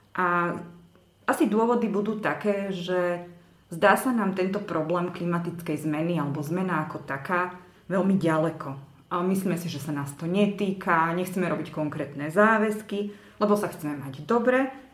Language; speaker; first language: Slovak; native; Slovak